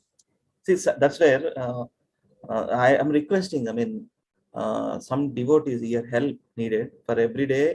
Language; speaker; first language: English; non-native, local second language; Telugu